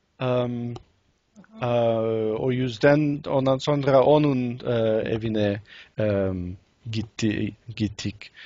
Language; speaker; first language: Turkish; non-native, learner; English